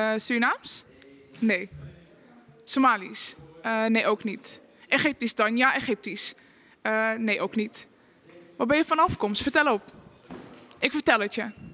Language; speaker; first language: Dutch; early bilingual, other home language; Arabic